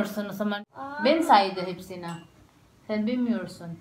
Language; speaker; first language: Turkish; non-native, learner; Filipino